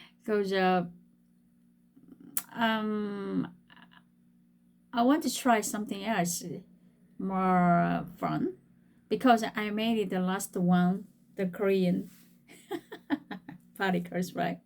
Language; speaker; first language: English; non-native, fluent; Korean